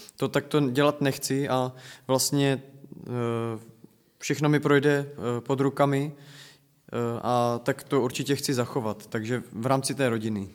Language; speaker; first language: Czech; native; Czech